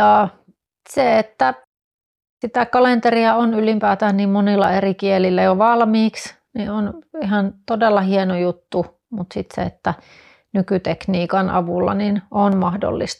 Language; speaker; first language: Finnish; native; Finnish